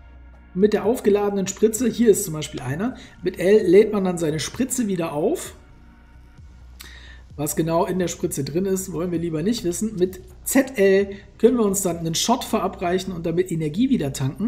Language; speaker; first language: German; native; German